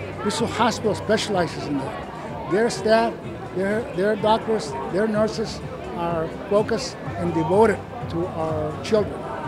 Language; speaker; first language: English; early bilingual, other home language; Spanish